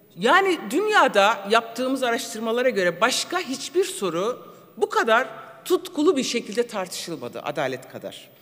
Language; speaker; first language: Turkish; non-native, local second language; Kurdish